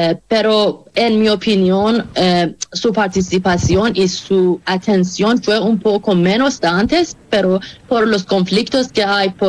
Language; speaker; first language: Spanish; non-native, fluent; Persian